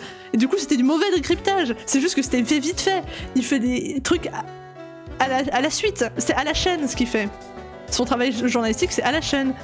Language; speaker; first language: French; native; French